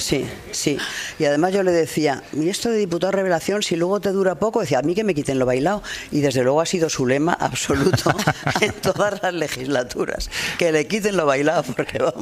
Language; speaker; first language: Spanish; native; Spanish